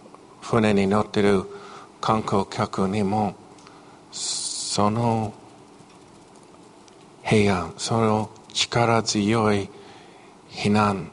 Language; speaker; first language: Japanese; non-native, fluent; English